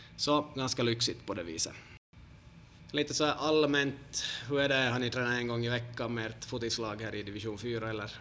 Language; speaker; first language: Swedish; native; Swedish